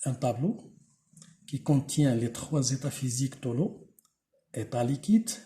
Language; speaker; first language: French; non-native, local second language; Arabic